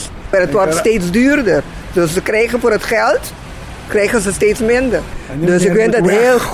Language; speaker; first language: Dutch; non-native, local second language; Papiamento